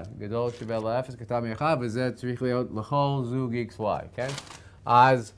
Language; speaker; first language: Hebrew; non-native, fluent; English